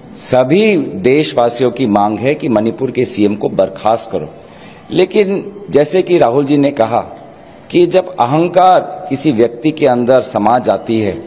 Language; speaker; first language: Hindi; non-native, local second language; Assamese